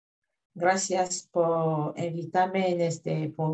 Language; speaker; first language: Spanish; non-native, fluent; French